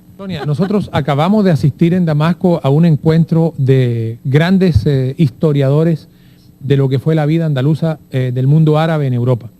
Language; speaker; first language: Spanish; native; Spanish